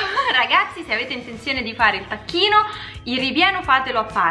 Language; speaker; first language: Italian; native; Italian